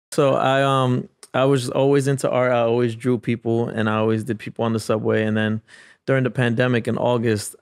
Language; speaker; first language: English; native; English